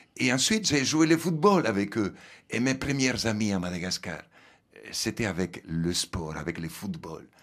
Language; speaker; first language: French; non-native, fluent; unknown